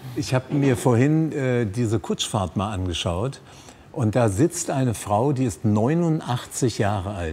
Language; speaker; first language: German; native; German